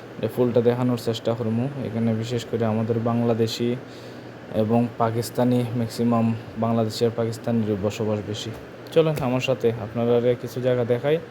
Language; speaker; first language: Bangla; non-native, local second language; Sylheti